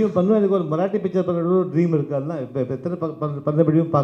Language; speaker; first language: Tamil; early bilingual, heritage; Tamil